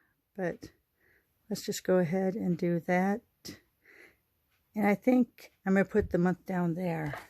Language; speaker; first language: English; native; English